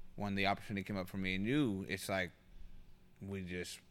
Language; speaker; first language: English; native; English